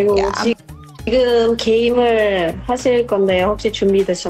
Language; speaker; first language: Korean; non-native, local second language; Indonesian